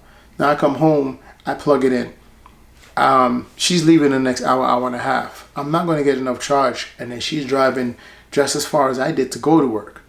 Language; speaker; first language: English; native; English